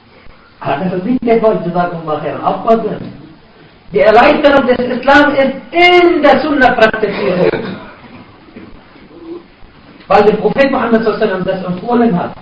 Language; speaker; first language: German; non-native, fluent; Arabic